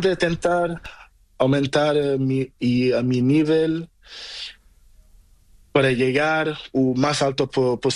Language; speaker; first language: Spanish; non-native, learner; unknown